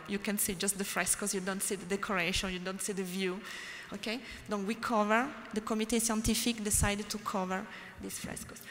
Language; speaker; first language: English; non-native, learner; French